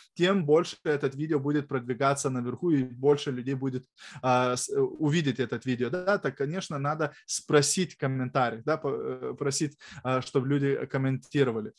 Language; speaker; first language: Russian; non-native, fluent; Lithuanian